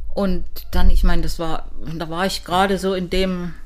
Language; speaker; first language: German; native; German